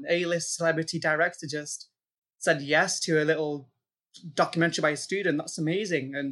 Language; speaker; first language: English; native; English